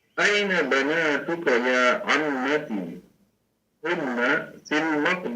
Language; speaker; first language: Arabic; non-native, learner; English